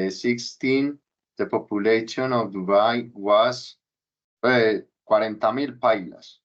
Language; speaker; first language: English; non-native, learner; Spanish